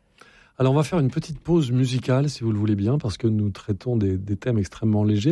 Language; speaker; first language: French; native; French